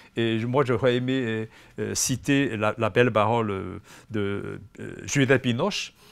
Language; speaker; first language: French; non-native, fluent; Chinese